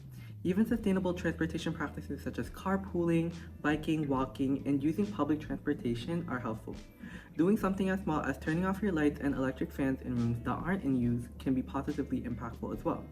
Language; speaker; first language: English; native; English